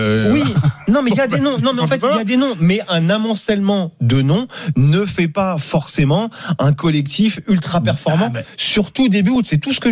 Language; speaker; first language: French; native; French